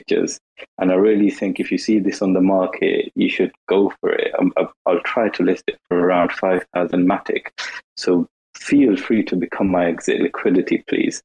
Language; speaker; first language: English; native; English